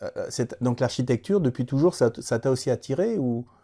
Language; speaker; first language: French; native; French